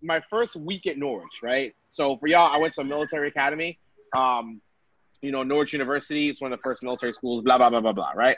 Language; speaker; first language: English; native; English